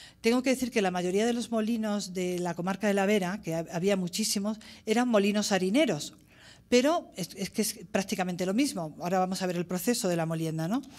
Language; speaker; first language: Spanish; native; Spanish